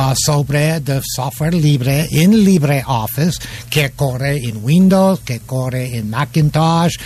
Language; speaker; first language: Spanish; non-native, fluent; English